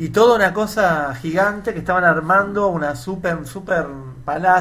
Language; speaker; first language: Spanish; native; Spanish